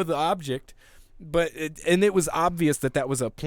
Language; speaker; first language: English; native; English